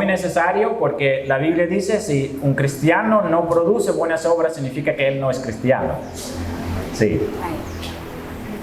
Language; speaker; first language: Spanish; non-native, fluent; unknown